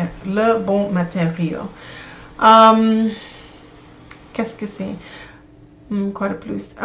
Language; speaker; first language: French; non-native, learner; English